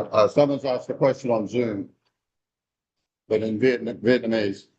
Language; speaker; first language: English; native; English